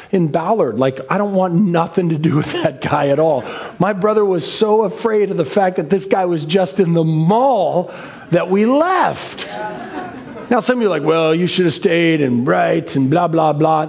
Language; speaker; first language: English; native; English